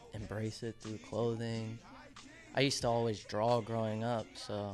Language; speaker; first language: English; native; English